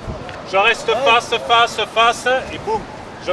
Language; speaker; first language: French; native; French